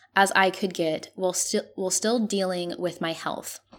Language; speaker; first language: English; non-native, fluent; Spanish